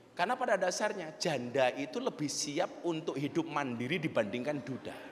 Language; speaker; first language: Indonesian; native; Indonesian